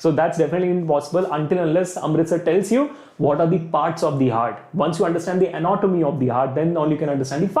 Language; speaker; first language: English; non-native, local second language; Hindi